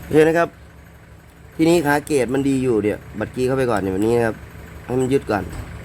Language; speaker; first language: Thai; native; Thai